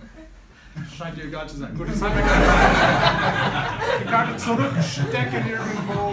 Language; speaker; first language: German; non-native, fluent; English